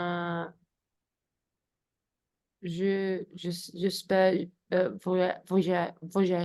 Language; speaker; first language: French; non-native, learner; Spanish